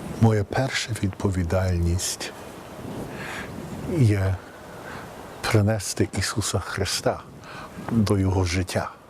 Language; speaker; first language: Ukrainian; early bilingual, heritage; Ukrainian